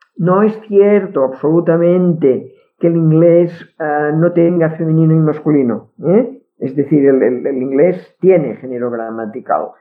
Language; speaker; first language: Spanish; non-native, local second language; Catalan